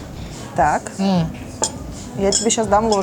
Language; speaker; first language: Russian; native; Russian